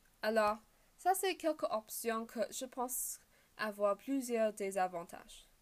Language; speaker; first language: French; non-native, learner; English